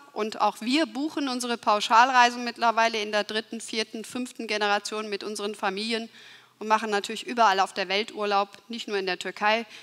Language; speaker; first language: German; early bilingual, other home language; Turkish